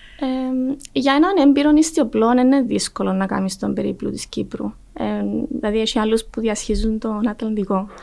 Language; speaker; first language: Greek; native; Greek